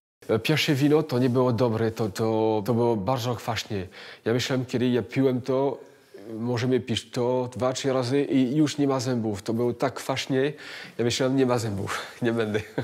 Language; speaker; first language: Polish; early bilingual, heritage; French